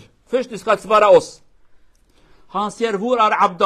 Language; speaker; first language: Norwegian; non-native, fluent; Kurdish